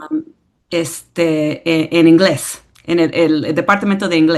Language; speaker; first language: Spanish; early bilingual, heritage; English